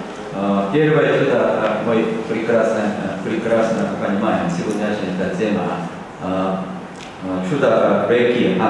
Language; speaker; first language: Russian; non-native, learner; Korean